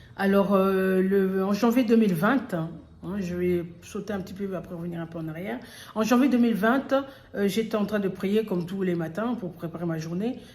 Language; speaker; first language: French; early bilingual, other home language; Lingala